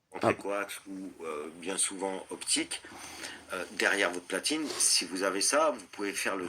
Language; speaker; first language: French; native; French